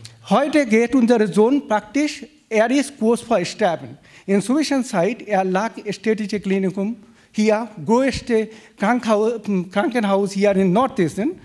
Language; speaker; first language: German; non-native, fluent; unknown